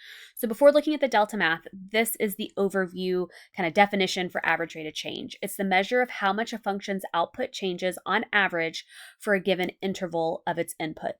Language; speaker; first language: English; native; English